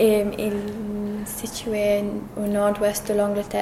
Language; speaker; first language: French; non-native, learner; English